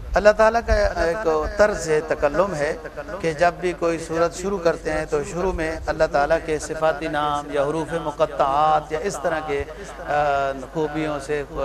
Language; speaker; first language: Urdu; non-native, local second language; Punjabi